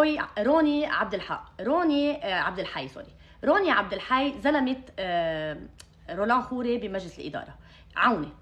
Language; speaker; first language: Arabic; native; Arabic